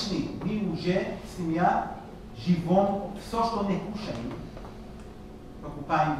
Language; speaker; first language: Russian; non-native, learner; Hebrew